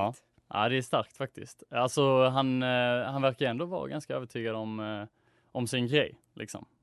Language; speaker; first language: Swedish; native; Swedish